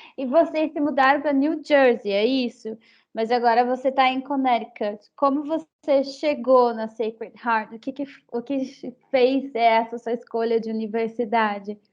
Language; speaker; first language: Portuguese; native; Portuguese